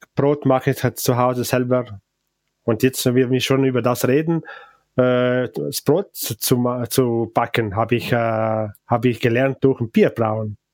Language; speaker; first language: German; non-native, local second language; Ladin